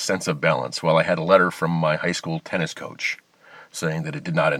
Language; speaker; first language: English; native; English